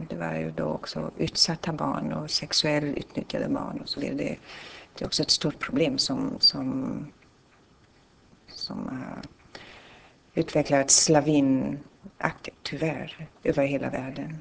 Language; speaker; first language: Swedish; non-native, fluent; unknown